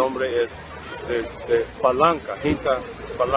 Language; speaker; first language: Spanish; non-native, learner; English